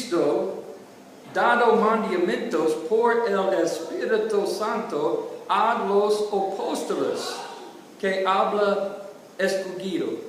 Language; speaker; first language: Spanish; non-native, learner; English